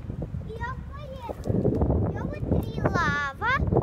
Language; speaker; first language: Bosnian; early bilingual, other home language; Russian